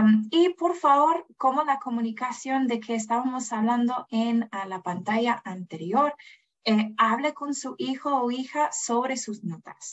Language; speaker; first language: Spanish; non-native, fluent; English